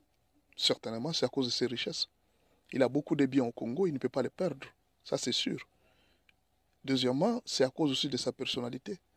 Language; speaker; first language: French; non-native, local second language; Lingala